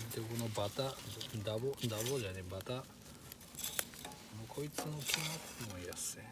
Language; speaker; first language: Japanese; native; Japanese